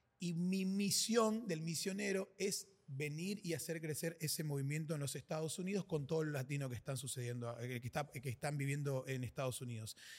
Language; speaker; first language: Spanish; native; Spanish